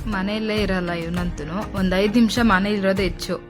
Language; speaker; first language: Kannada; non-native, local second language; Telugu